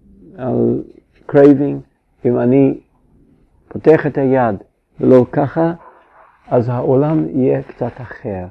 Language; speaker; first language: Hebrew; non-native, fluent; English